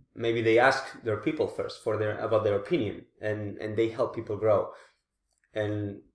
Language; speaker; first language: English; non-native, fluent; Spanish